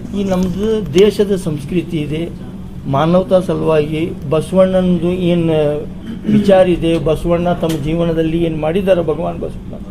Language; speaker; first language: Kannada; non-native, local second language; Urdu